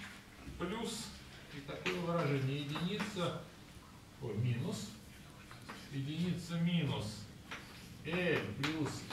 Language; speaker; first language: Russian; native; Russian